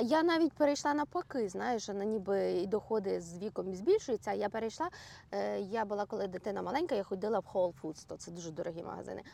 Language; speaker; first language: Ukrainian; native; Ukrainian